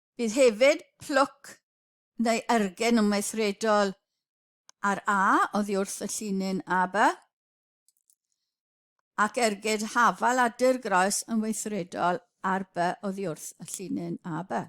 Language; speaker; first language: Welsh; native; Welsh